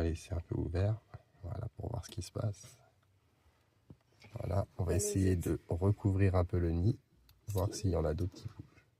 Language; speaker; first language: French; native; French